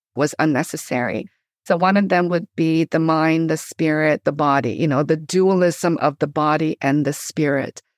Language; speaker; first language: English; native; English